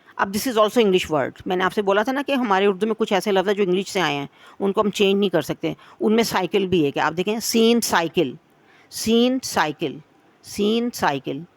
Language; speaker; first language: Urdu; native; Urdu